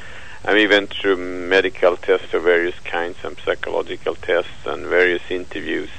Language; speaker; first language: English; non-native, fluent; Swedish